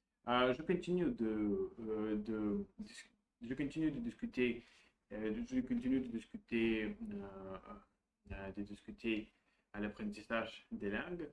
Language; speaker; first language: French; non-native, learner; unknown